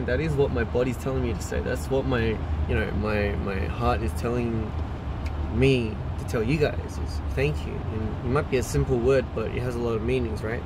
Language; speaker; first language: English; early bilingual, other home language; Korean